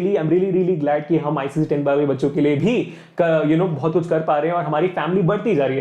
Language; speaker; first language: Hindi; native; Hindi